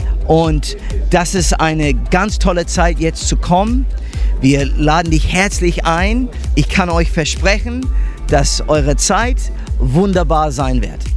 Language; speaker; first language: German; non-native, fluent; English